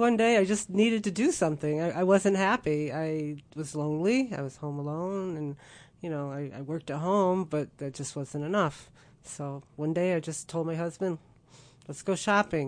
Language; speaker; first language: English; native; English